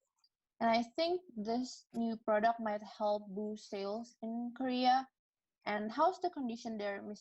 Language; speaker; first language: English; non-native, learner; Indonesian